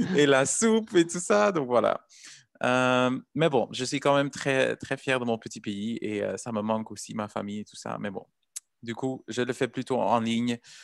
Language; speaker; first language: French; non-native, fluent; Dutch